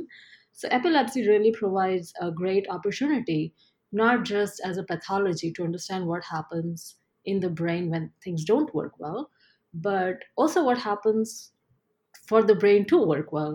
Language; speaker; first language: English; non-native, local second language; Gujarati